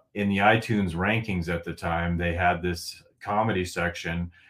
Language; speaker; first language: English; native; English